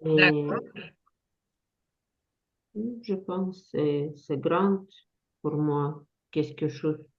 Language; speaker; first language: French; non-native, learner; Ukrainian